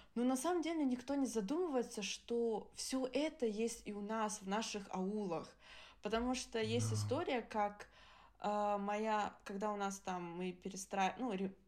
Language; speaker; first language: Russian; early bilingual, other home language; Adyghe